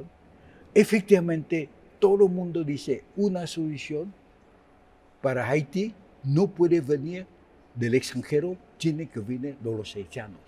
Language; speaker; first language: Spanish; non-native, fluent; Haitian Creole